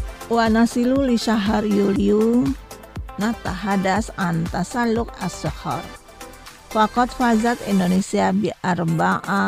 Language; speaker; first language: Arabic; non-native, fluent; Indonesian